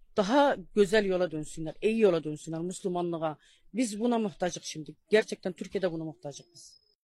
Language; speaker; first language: Turkish; non-native, fluent; Arabic